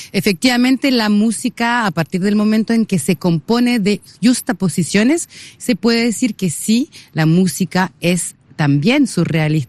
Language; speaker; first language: Spanish; native; Spanish